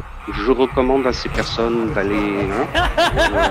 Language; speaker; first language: French; native; French